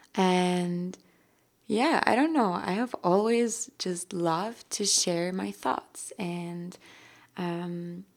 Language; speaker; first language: English; non-native, fluent; German